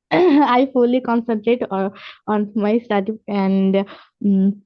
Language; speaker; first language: English; non-native, local second language; Bangla